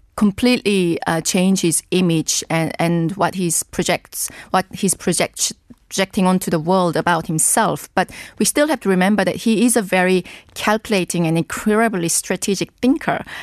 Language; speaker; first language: English; non-native, fluent; Korean